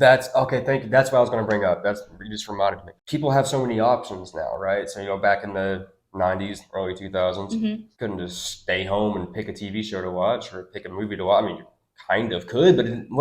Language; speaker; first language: English; native; English